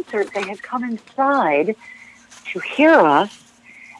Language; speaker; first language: English; native; English